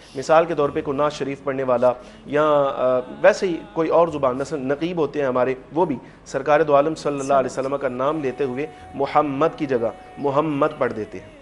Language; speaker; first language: Urdu; native; Urdu